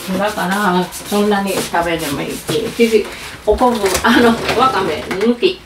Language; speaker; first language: Japanese; native; Japanese